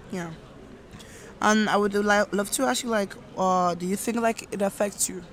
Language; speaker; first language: English; non-native, local second language; Spanish